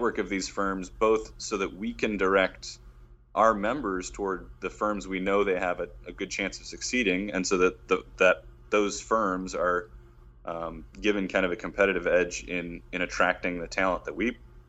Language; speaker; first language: English; native; English